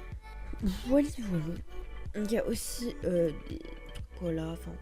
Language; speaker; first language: French; native; French